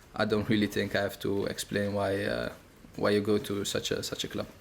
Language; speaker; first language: English; non-native, fluent; Dutch